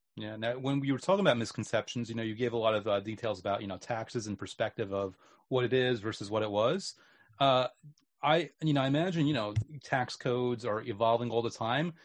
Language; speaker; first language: English; native; English